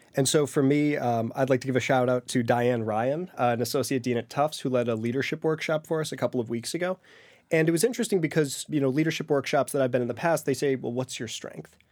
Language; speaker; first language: English; native; English